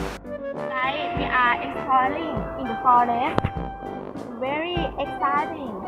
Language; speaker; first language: English; non-native, learner; Thai